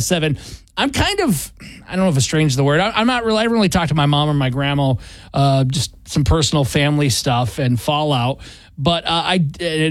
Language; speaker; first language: English; native; English